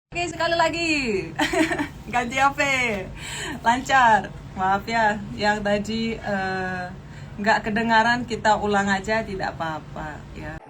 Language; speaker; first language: Indonesian; non-native, fluent; Russian